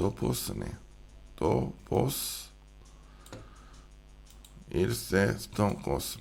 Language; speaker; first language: Greek; non-native, learner; Korean